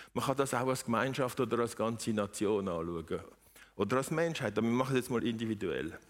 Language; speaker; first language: German; native; German